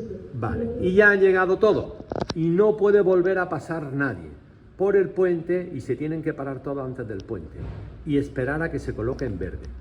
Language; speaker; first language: Spanish; native; Spanish